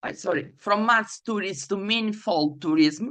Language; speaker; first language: English; non-native, fluent; Portuguese